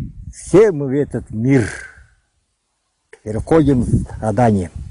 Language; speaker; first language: Russian; non-native, local second language; Yakut